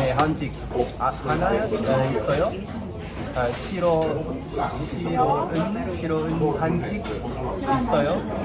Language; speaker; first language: Korean; non-native, learner; French